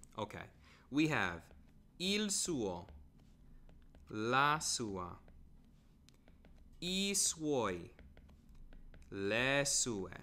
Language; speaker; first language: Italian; non-native, fluent; English